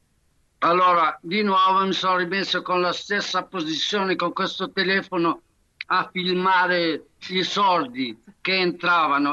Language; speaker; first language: Italian; non-native, fluent; Arabic